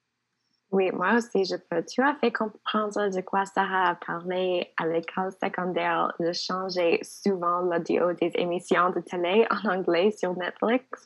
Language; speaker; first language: French; non-native, local second language; English